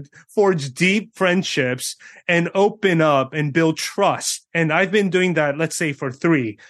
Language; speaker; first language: English; early bilingual, other home language; Korean